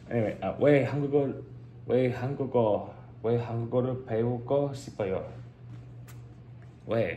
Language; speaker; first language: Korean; non-native, learner; English